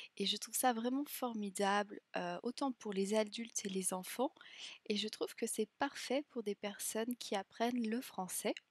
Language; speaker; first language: French; native; French